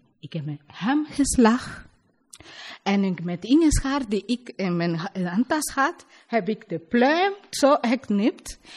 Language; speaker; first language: Dutch; non-native, learner; Spanish